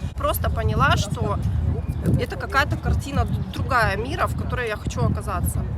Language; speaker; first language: Russian; native; Russian